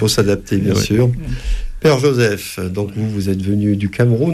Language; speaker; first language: French; native; French